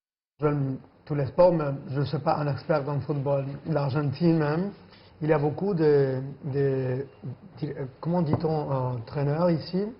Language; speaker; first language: French; non-native, fluent; Spanish